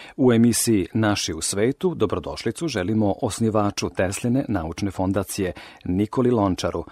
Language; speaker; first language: Serbian; native; Serbian